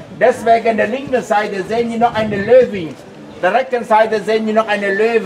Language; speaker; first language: German; non-native, learner; Vietnamese